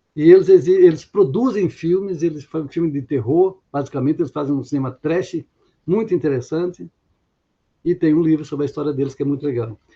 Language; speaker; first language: Portuguese; native; Portuguese